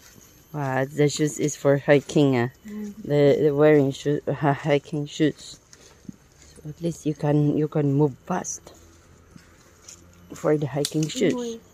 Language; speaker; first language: English; non-native, learner; Filipino